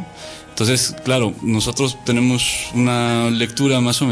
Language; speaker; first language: Spanish; native; Spanish